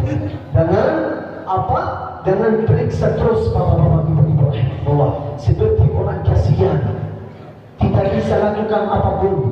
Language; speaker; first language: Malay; non-native, fluent; Arabic